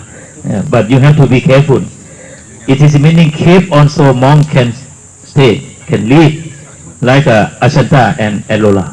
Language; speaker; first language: English; non-native, learner; Thai